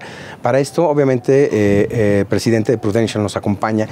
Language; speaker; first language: Spanish; native; Spanish